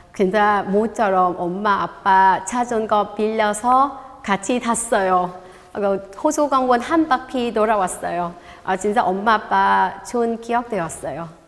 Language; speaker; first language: Korean; non-native, learner; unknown